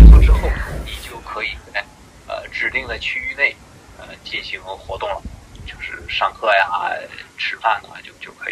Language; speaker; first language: Chinese; native; Chinese